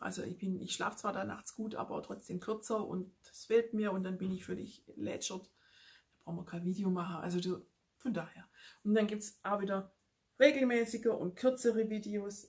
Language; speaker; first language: German; native; German